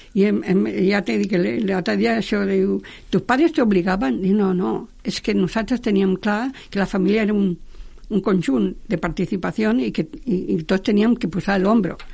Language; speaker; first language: Catalan; non-native, local second language; Spanish